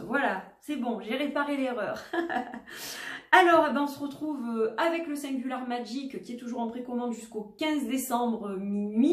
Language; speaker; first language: French; native; French